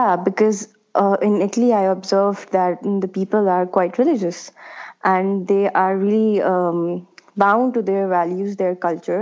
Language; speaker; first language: English; non-native, local second language; Urdu